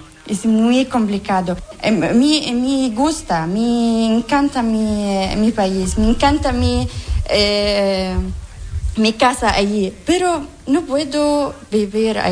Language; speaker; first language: Spanish; non-native, learner; Arabic